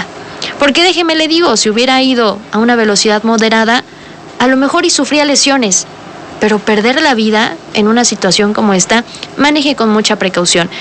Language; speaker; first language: Spanish; native; Spanish